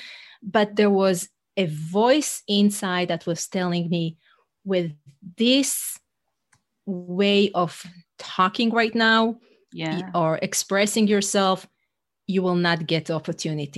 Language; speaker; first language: English; non-native, fluent; Hebrew